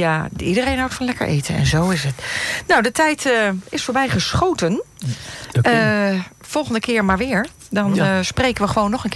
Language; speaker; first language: Dutch; native; Dutch